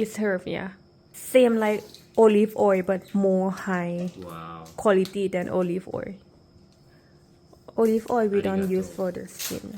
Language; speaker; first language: English; non-native, learner; Thai